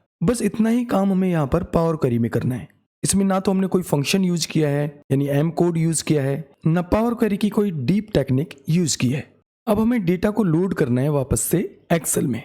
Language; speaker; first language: Hindi; native; Hindi